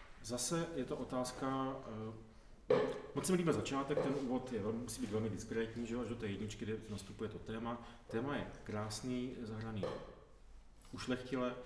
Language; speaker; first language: Czech; native; Czech